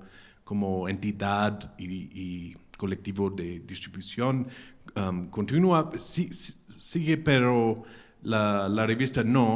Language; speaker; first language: Spanish; non-native, fluent; English